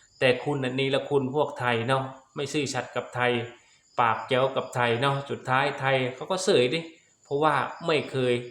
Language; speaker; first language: Thai; non-native, local second language; Lao